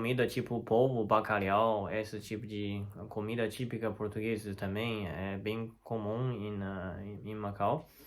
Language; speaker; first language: Portuguese; non-native, fluent; Chinese